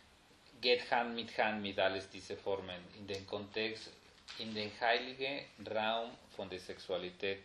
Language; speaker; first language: German; non-native, fluent; Spanish